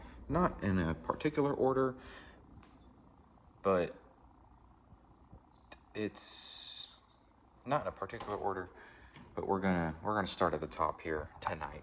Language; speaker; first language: English; native; English